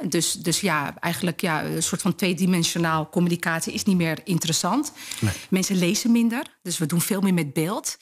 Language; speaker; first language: Dutch; early bilingual, other home language; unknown